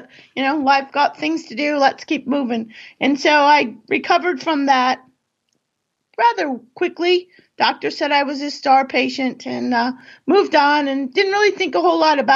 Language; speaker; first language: English; native; English